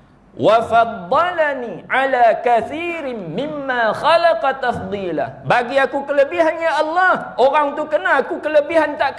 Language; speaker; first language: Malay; native; Malay